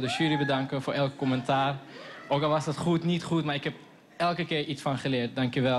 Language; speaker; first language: Dutch; early bilingual, other home language; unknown